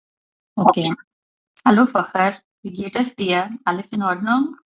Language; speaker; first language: German; non-native, learner; Urdu